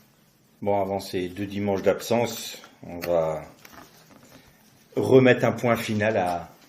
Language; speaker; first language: French; native; French